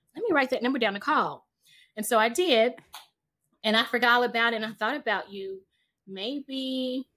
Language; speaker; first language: English; native; English